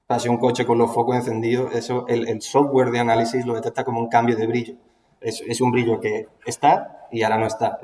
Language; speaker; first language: Spanish; native; Spanish